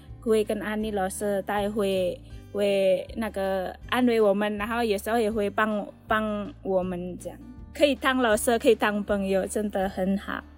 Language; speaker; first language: Chinese; non-native, learner; Indonesian